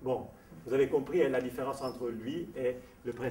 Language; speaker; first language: French; non-native, fluent; Italian